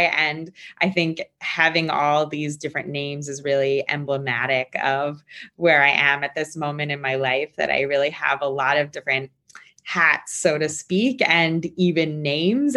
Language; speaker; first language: English; native; English